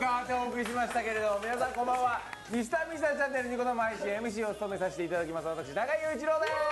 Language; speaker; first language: Japanese; native; Japanese